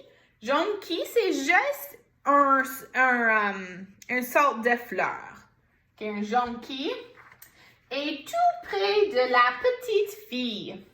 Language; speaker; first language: French; non-native, fluent; English